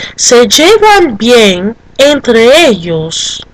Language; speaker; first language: Spanish; non-native, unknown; English